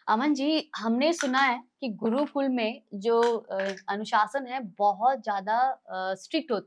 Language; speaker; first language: Hindi; native; Hindi